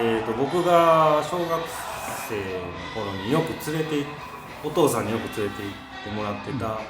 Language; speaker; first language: Japanese; native; Japanese